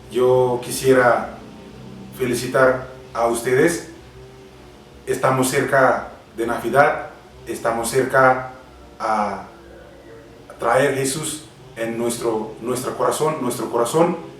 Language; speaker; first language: Spanish; non-native, fluent; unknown